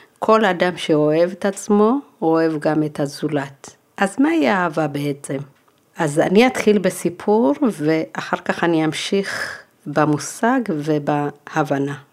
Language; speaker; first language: Hebrew; early bilingual, other home language; Amharic